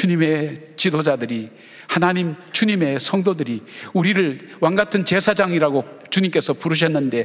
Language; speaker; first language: Korean; native; Korean